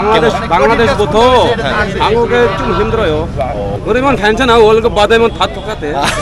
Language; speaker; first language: Korean; non-native, learner; Bangla